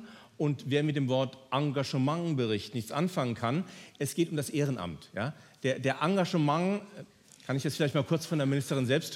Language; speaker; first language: German; non-native, fluent; English